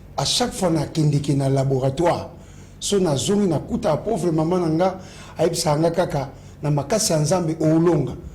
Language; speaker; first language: Lingala; native; Lingala